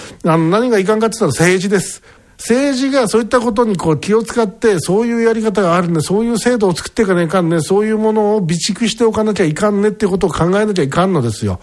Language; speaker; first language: Japanese; native; Japanese